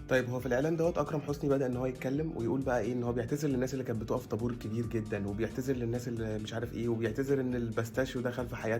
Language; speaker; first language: Arabic; native; Arabic